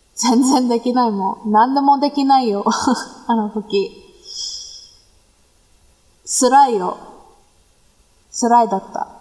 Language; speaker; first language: Japanese; non-native, learner; English